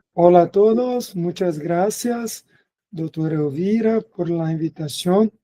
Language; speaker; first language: Spanish; non-native, fluent; Portuguese